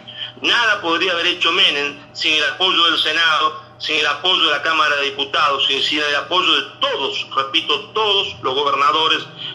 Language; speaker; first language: Spanish; native; Spanish